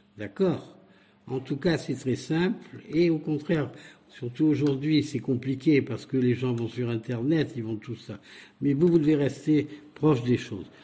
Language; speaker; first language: French; native; French